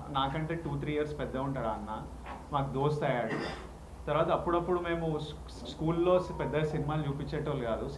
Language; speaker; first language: Telugu; native; Telugu